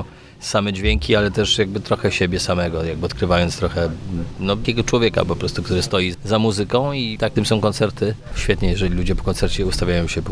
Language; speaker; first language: Polish; native; Polish